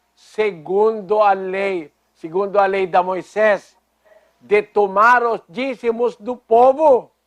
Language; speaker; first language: Portuguese; non-native, fluent; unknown